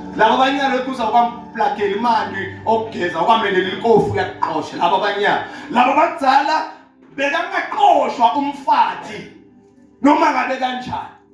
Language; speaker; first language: Zulu; non-native, local second language; Swati